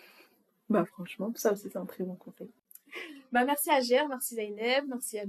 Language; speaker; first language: French; native; French